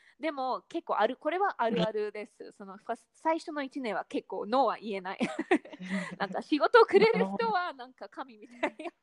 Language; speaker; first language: Japanese; non-native, fluent; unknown